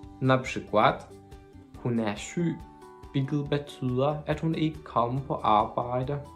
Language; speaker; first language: Danish; non-native, fluent; Polish